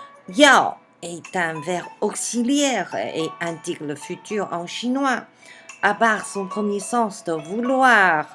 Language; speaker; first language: French; non-native, fluent; Chinese